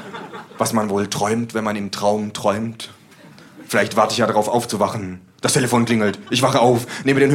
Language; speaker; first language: German; native; German